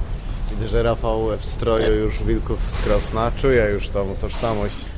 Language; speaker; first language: Polish; native; Polish